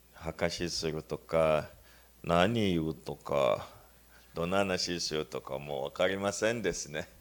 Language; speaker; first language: Japanese; non-native, learner; Luba-Lulua